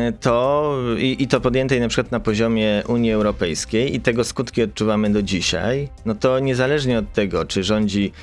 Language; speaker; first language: Polish; native; Polish